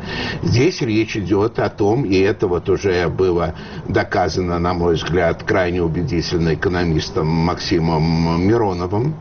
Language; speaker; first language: Russian; native; Russian